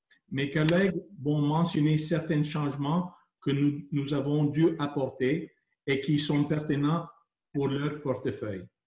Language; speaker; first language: French; non-native, local second language; English